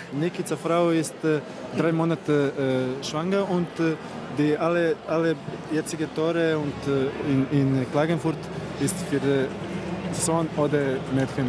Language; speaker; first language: German; non-native, learner; Croatian